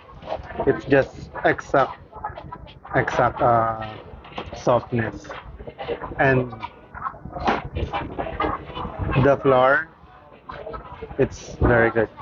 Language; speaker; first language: English; non-native, fluent; Thai